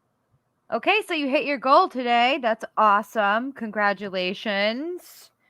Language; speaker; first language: English; native; English